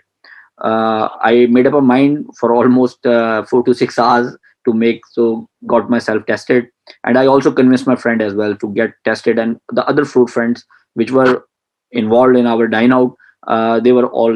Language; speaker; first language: English; non-native, local second language; Punjabi